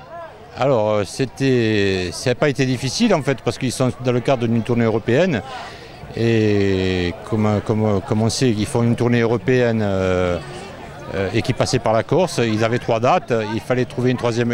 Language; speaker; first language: French; native; French